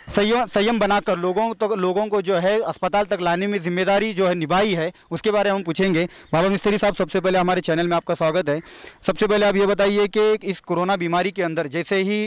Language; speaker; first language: Hindi; non-native, local second language; Marathi